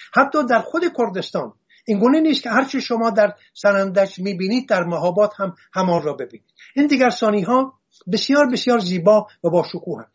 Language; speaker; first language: Persian; non-native, local second language; Assyrian Neo-Aramaic